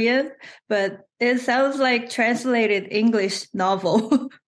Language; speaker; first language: English; non-native, fluent; Korean